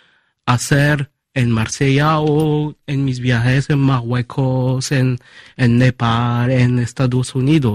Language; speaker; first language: Spanish; early bilingual, heritage; Spanish